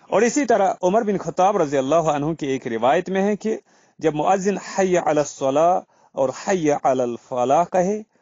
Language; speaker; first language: Urdu; non-native, local second language; Kashmiri